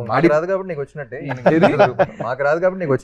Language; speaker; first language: Telugu; native; Telugu